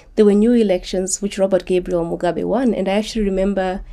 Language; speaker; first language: English; non-native, local second language; Shona